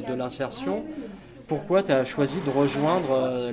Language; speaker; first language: French; native; French